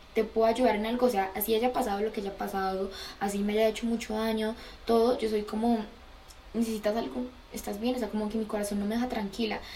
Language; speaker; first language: Spanish; native; Spanish